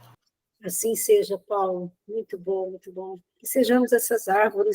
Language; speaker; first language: Portuguese; native; Portuguese